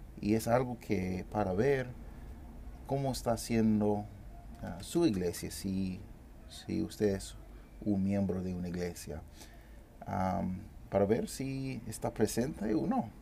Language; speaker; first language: Spanish; non-native, fluent; English